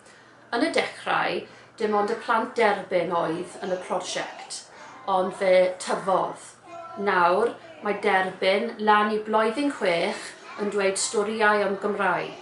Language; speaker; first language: Welsh; non-native, local second language; English